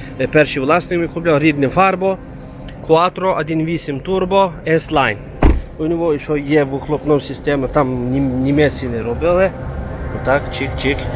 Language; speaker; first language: Ukrainian; early bilingual, heritage; Turkish